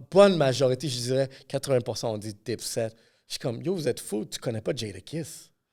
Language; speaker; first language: French; non-native, fluent; English